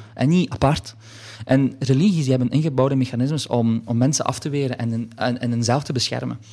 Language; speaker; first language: Dutch; early bilingual, other home language; Polish